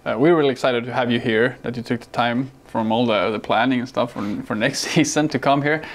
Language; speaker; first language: English; non-native, fluent; Swedish